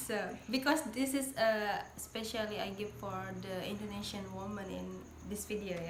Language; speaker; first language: English; non-native, learner; Indonesian